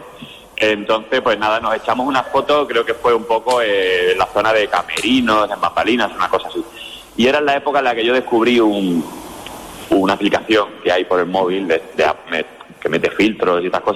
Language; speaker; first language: Spanish; native; Spanish